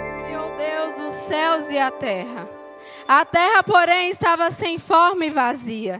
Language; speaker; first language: Portuguese; native; Portuguese